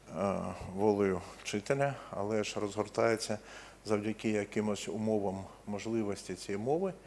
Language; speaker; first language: Ukrainian; non-native, local second language; Russian